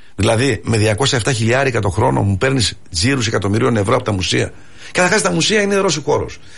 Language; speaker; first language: Greek; early bilingual, heritage; Greek